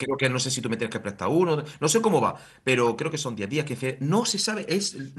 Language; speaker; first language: Spanish; native; Spanish